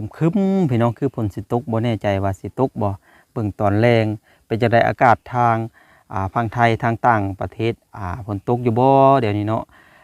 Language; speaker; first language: Thai; native; Thai